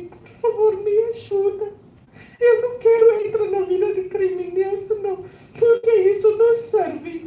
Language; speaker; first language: Portuguese; non-native, learner; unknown